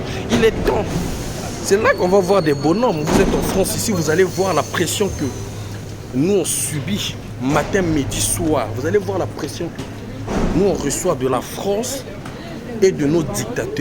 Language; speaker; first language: French; non-native, local second language; Lingala